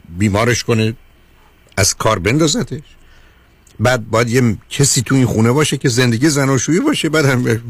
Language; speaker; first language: Persian; native; Persian